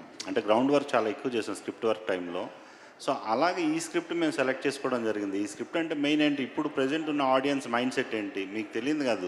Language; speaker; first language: Telugu; native; Telugu